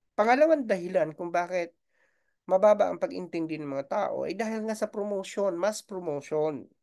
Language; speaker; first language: Filipino; non-native, local second language; Bikol